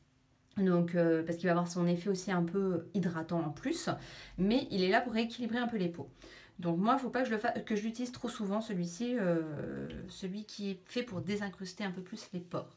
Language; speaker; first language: French; native; French